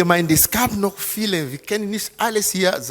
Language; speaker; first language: German; non-native, fluent; Lingala